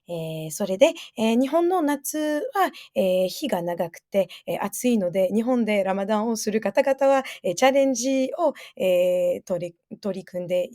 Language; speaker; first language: Japanese; non-native, fluent; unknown